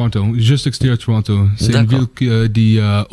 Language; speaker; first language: French; non-native, learner; English